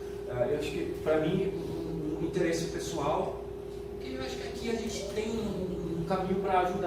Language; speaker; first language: Portuguese; non-native, fluent; German